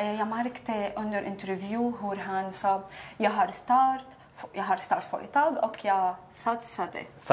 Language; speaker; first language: Swedish; non-native, learner; Arabic